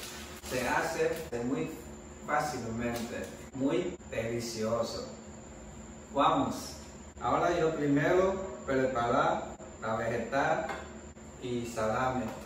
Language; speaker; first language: Spanish; non-native, learner; Chinese